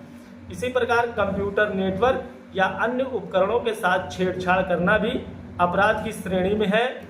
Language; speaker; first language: Hindi; native; Hindi